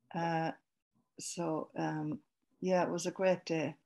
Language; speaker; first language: English; native; English